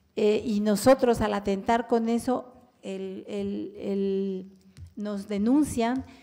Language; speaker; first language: Spanish; native; Spanish